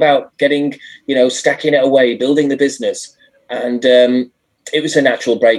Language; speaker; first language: English; native; English